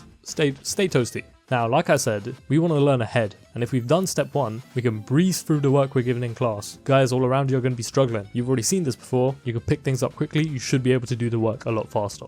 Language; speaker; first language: English; native; English